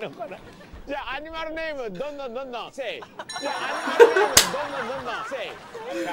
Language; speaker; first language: Japanese; native; Japanese